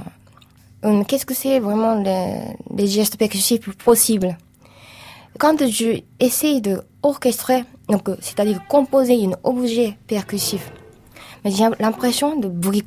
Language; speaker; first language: French; non-native, fluent; Japanese